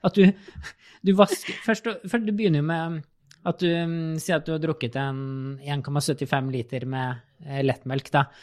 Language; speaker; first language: Norwegian; native; Norwegian